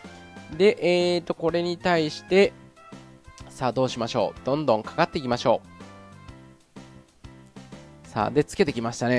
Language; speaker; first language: Japanese; native; Japanese